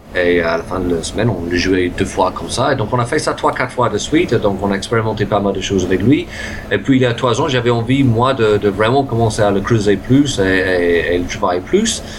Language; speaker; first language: French; non-native, fluent; English